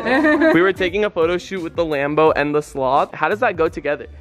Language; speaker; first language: English; native; English